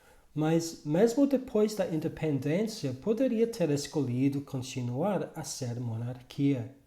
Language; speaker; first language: Portuguese; non-native, fluent; English